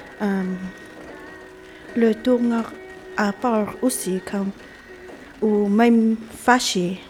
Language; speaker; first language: French; non-native, local second language; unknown